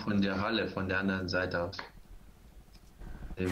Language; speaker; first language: German; non-native, fluent; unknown